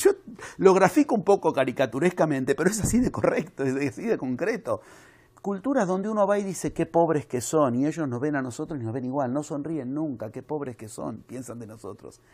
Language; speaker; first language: Spanish; native; Spanish